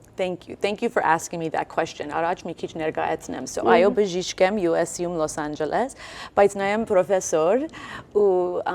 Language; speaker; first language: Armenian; early bilingual, heritage; Armenian